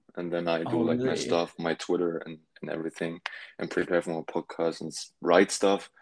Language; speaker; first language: English; non-native, fluent; German